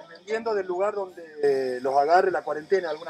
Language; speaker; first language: Spanish; native; Spanish